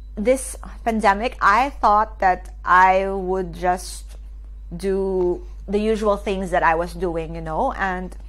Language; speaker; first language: English; non-native, local second language; Filipino